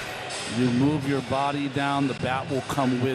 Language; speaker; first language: English; native; English